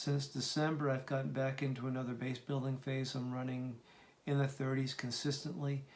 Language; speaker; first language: English; native; English